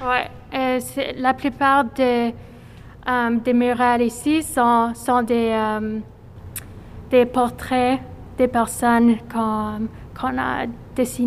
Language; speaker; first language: French; non-native, fluent; English